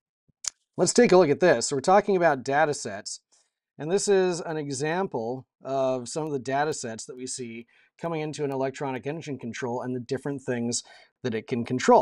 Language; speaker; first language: English; native; English